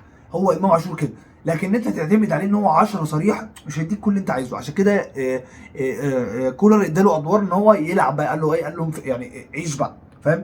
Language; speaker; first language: Arabic; native; Arabic